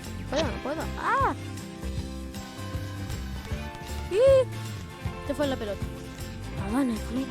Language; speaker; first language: Spanish; native; Spanish